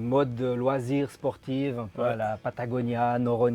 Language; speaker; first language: French; native; French